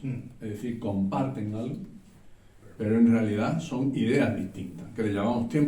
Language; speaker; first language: Spanish; native; Spanish